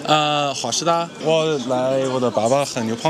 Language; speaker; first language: Chinese; non-native, learner; English